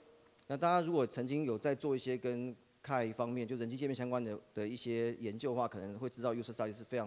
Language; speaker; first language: Chinese; native; Chinese